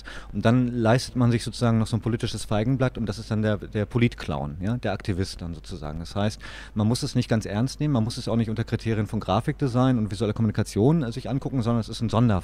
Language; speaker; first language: German; native; German